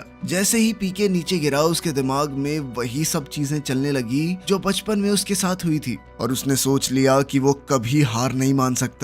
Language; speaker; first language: Hindi; native; Hindi